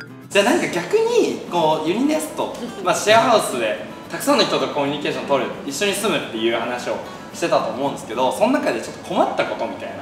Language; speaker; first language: Japanese; native; Japanese